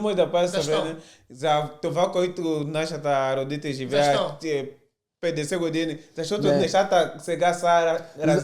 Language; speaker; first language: Bulgarian; non-native, learner; Portuguese